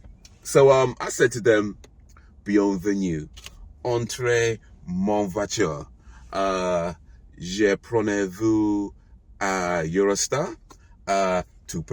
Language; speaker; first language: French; non-native, learner; English